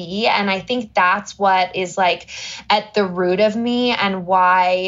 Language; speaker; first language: English; native; English